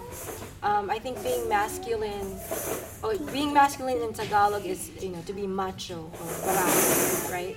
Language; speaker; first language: English; non-native, local second language; Filipino